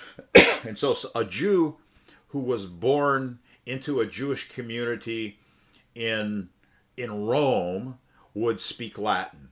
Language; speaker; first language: English; native; English